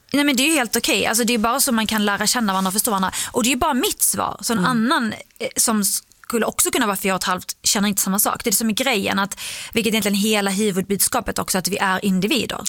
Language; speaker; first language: Swedish; early bilingual, other home language; Arabic